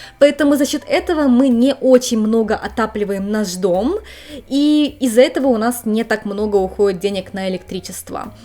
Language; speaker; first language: Russian; native; Russian